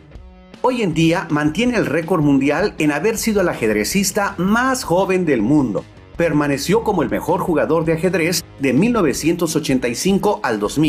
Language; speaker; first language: Spanish; native; Spanish